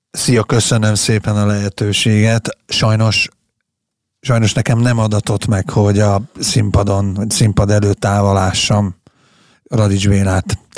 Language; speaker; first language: Hungarian; native; Hungarian